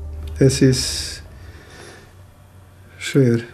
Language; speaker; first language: German; non-native, local second language; Croatian